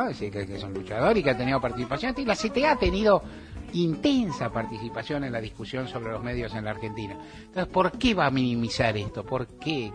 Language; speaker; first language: Spanish; native; Spanish